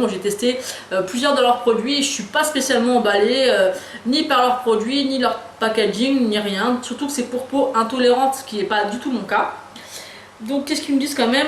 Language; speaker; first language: French; native; French